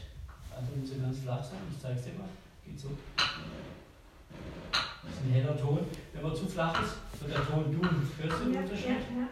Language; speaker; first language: German; native; German